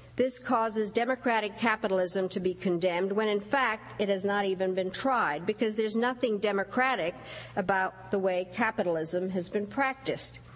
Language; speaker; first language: English; early bilingual, other home language; Czech